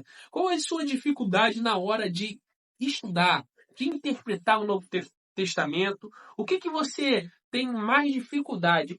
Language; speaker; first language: Portuguese; native; Portuguese